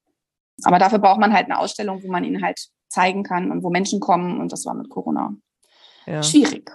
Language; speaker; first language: German; native; German